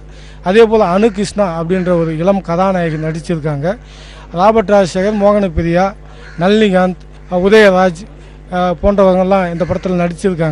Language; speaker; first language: Tamil; native; Tamil